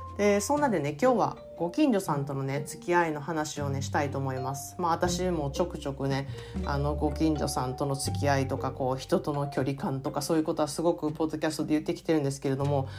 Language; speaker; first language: Japanese; native; Japanese